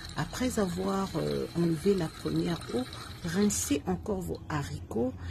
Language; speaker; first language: French; non-native, local second language; Lingala